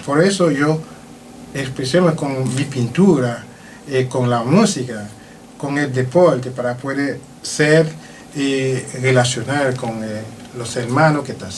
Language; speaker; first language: Spanish; non-native, learner; French